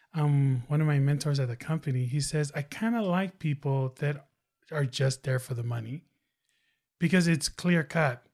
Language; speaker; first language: English; non-native, fluent; Tongan